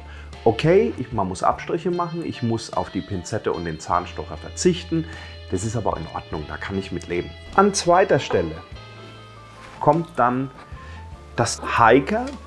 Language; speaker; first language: German; native; German